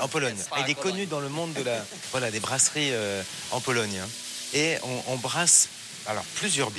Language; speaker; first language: French; native; French